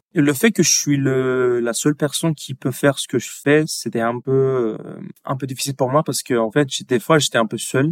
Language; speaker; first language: French; non-native, fluent; Turkish